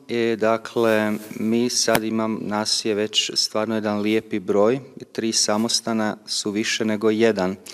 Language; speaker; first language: Croatian; native; Croatian